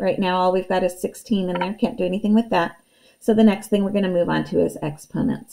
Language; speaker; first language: English; native; English